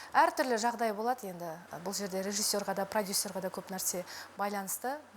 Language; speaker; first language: Kazakh; early bilingual, heritage; Kazakh